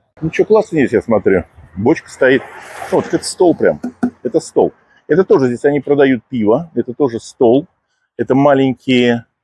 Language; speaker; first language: Russian; native; Russian